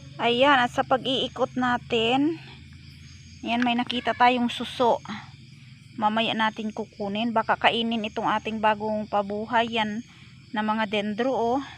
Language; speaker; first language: Filipino; native; Filipino